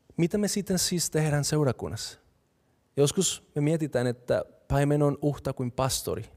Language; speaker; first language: Finnish; non-native, fluent; Spanish